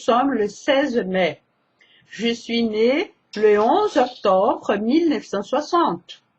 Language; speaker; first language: French; non-native, fluent; Portuguese